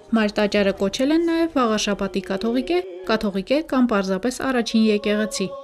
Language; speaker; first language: Armenian; native; Armenian